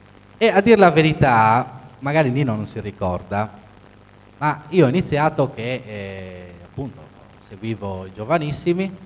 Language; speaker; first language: Italian; native; Italian